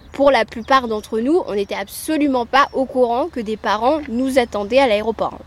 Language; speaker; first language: French; early bilingual, other home language; Amharic